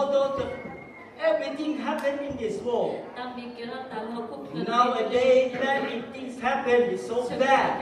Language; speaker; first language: English; non-native, learner; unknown